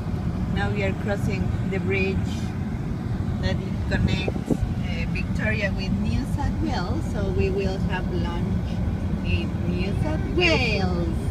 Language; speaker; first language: English; non-native, learner; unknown